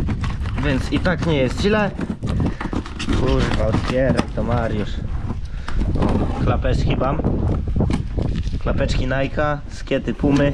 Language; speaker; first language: Polish; native; Polish